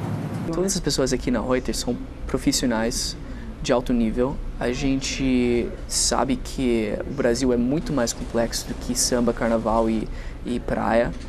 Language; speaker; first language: Portuguese; non-native, fluent; English